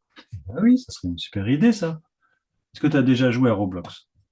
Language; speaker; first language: French; native; French